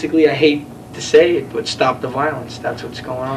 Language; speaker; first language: English; native; English